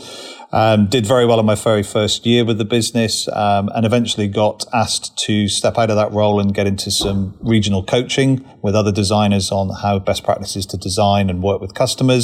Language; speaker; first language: English; native; English